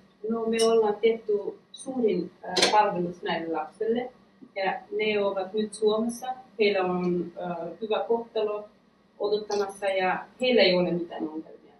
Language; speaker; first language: Finnish; non-native, fluent; Persian